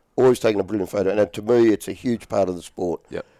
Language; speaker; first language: English; native; English